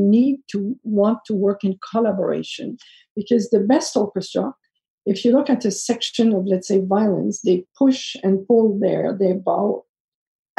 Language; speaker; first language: English; non-native, fluent; French